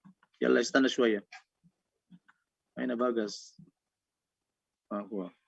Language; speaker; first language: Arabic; non-native, fluent; Indonesian